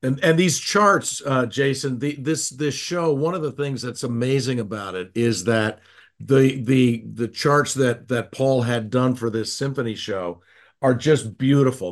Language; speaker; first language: English; native; English